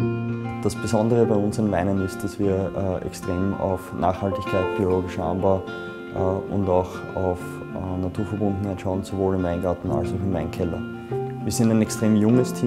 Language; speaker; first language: German; native; German